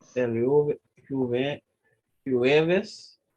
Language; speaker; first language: Spanish; non-native, learner; English